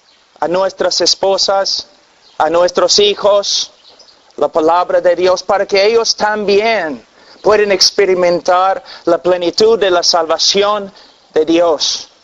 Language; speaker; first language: Spanish; non-native, fluent; English